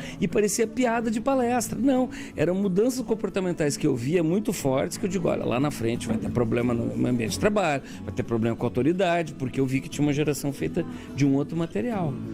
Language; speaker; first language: Portuguese; native; Portuguese